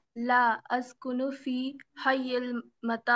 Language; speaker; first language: Arabic; non-native, learner; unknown